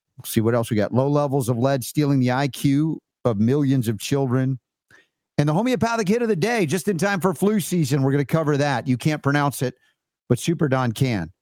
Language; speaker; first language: English; native; English